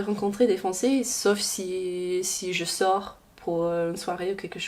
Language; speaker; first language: French; non-native, fluent; English